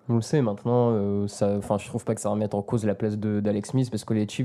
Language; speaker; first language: French; native; French